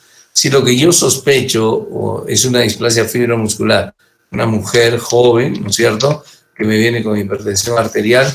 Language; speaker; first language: Spanish; native; Spanish